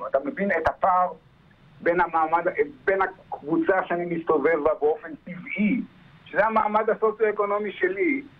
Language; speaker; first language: Hebrew; native; Hebrew